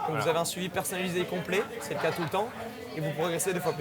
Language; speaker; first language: French; native; French